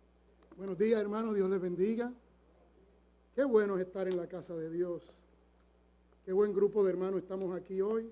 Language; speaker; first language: Spanish; native; Spanish